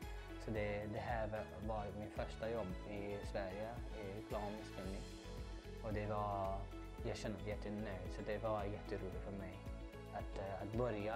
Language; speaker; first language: Swedish; non-native, learner; Arabic